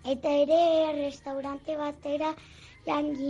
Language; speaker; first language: Basque; non-native, local second language; Spanish